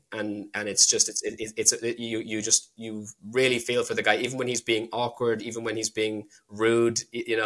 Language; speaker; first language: English; native; English